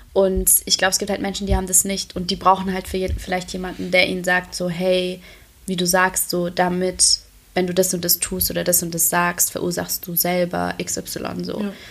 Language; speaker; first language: German; native; German